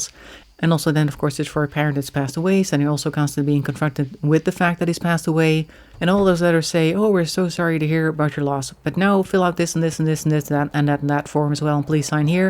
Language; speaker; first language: English; non-native, fluent; Dutch